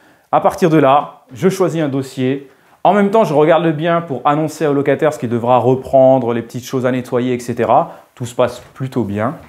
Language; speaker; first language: French; native; French